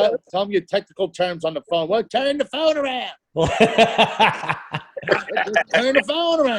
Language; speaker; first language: English; native; English